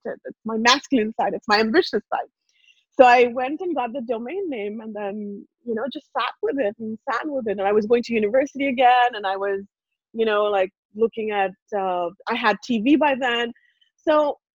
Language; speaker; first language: English; non-native, local second language; Punjabi